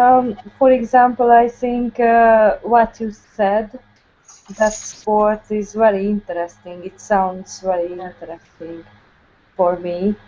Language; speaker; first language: English; non-native, learner; Hungarian